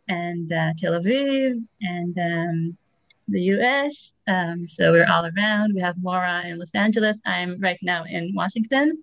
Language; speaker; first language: English; non-native, fluent; Hebrew